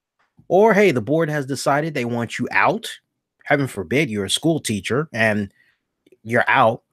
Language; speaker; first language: English; native; English